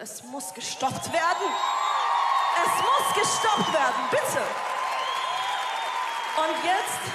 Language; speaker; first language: German; non-native, fluent; Persian